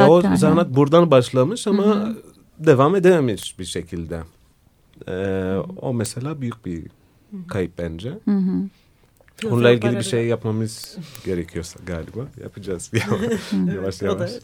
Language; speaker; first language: Turkish; non-native, fluent; Greek